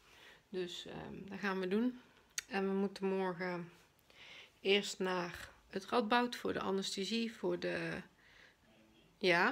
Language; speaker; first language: Dutch; native; Dutch